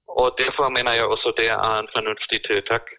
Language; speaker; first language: Norwegian; non-native, fluent; German